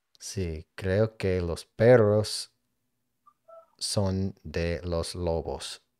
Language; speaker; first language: Spanish; non-native, learner; English